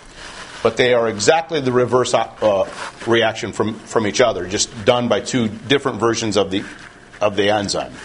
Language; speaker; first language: English; native; English